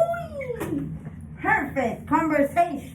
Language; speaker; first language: English; non-native, fluent; Spanish